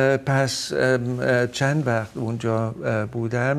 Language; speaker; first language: Persian; non-native, fluent; Dutch